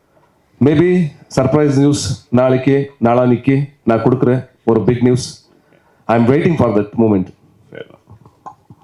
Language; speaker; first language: Tamil; non-native, local second language; Kannada